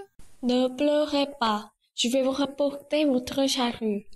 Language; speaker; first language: French; non-native, learner; Korean